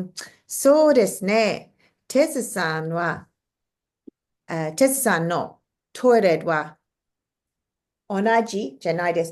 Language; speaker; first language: Japanese; non-native, fluent; English